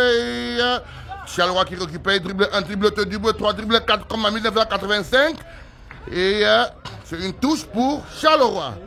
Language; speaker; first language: French; native; French